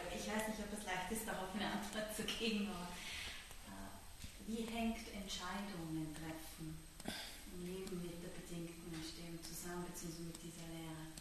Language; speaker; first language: German; native; German